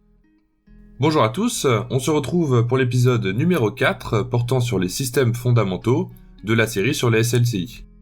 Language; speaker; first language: French; native; French